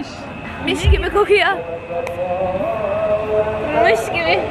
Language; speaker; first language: Turkish; early bilingual, heritage; Turkish